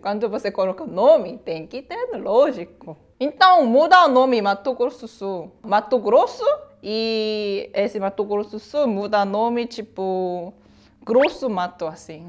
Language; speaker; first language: Portuguese; non-native, learner; Korean